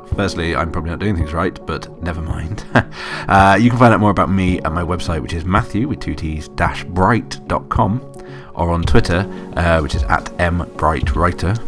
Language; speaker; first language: English; native; English